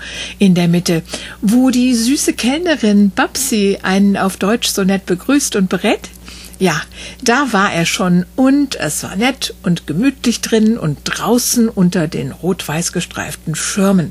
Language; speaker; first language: German; native; German